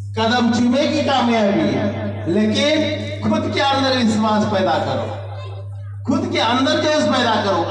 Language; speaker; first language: Hindi; non-native, local second language; Marathi